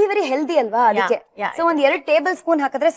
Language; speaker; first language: Kannada; native; Kannada